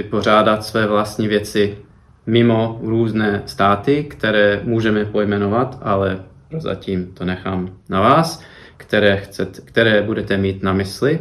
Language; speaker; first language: Czech; non-native, fluent; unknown